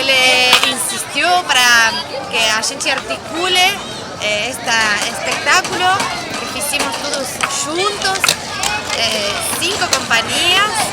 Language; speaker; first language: Portuguese; non-native, fluent; Spanish